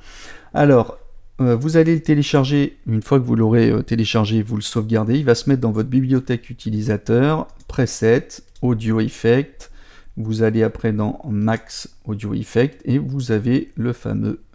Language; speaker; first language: French; native; French